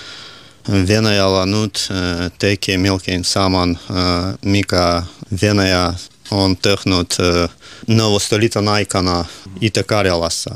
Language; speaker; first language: Finnish; non-native, learner; Russian